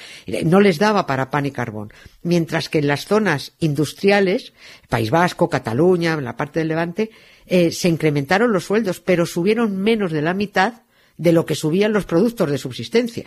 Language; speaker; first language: Spanish; native; Spanish